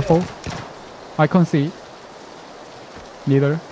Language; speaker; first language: English; non-native, learner; Korean